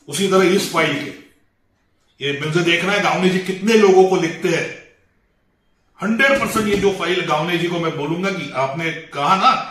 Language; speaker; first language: Hindi; non-native, local second language; Marathi